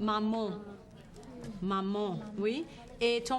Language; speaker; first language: French; non-native, fluent; English